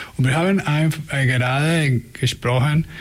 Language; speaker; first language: German; non-native, learner; Spanish